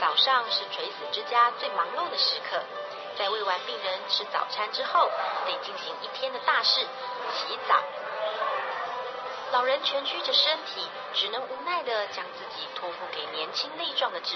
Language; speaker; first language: Chinese; native; Chinese